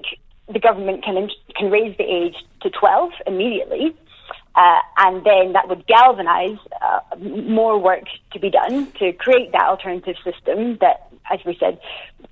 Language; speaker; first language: English; native; English